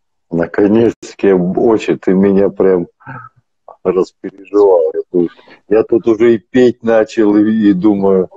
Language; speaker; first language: Russian; native; Russian